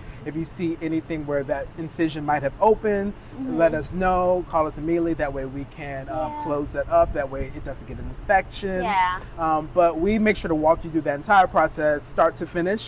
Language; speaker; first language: English; native; English